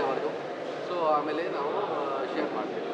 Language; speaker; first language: Kannada; non-native, local second language; Hindi